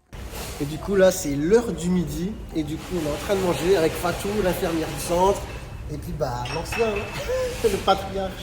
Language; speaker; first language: French; native; French